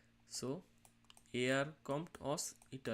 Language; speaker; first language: German; non-native, learner; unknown